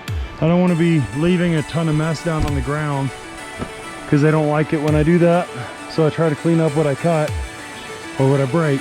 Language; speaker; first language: English; native; English